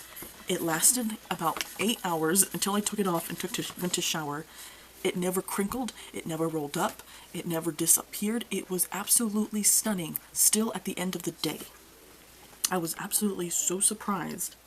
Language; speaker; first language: English; native; English